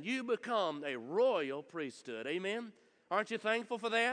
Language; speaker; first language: English; native; English